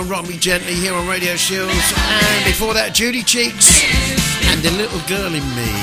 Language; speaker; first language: English; native; English